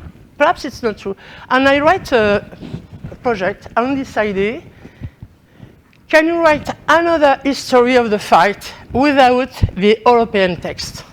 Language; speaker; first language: English; non-native, learner; French